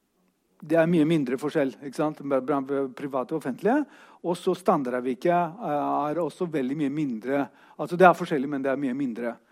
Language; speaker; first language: Norwegian; non-native, fluent; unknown